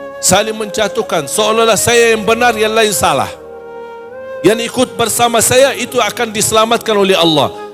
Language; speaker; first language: Malay; non-native, fluent; Arabic